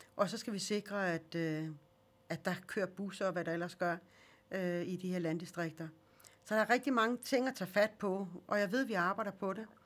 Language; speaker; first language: Danish; early bilingual, other home language; Swedish